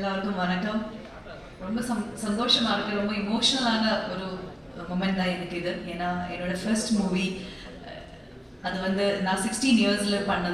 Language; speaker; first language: Tamil; non-native, local second language; Malayalam